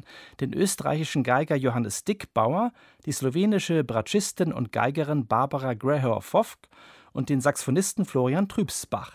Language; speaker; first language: German; native; German